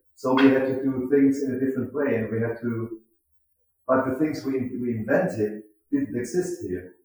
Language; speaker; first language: English; non-native, fluent; German